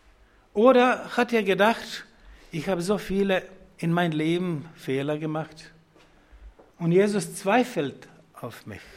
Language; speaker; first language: German; non-native, fluent; Croatian